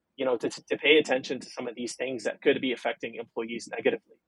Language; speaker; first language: English; non-native, fluent; Arabic